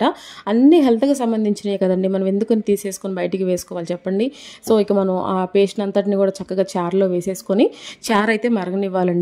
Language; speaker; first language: Telugu; native; Telugu